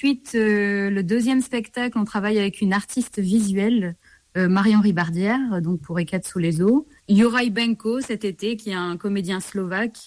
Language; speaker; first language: French; native; French